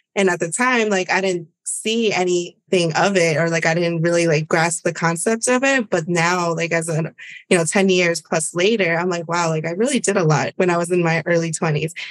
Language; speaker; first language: English; early bilingual, other home language; Spanish